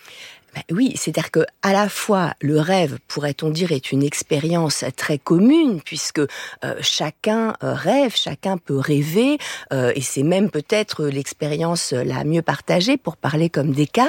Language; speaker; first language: French; native; French